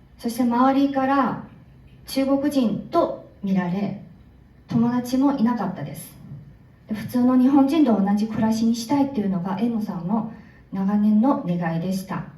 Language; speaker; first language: Japanese; non-native, fluent; Korean